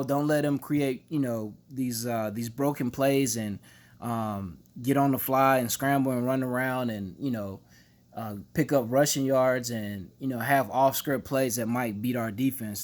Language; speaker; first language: English; native; English